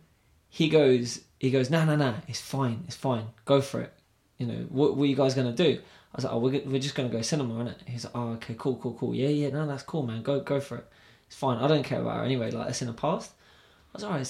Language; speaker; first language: English; native; English